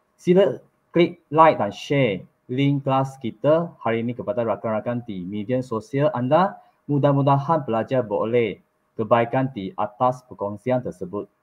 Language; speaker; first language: Malay; non-native, local second language; Chinese